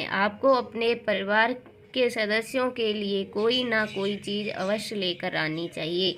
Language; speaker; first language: Hindi; native; Hindi